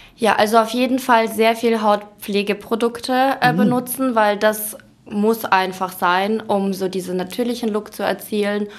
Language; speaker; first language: German; early bilingual, other home language; Ukrainian